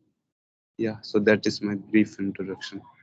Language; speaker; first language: English; non-native, learner; Hindi